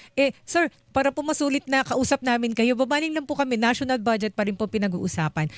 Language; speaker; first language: Filipino; native; Filipino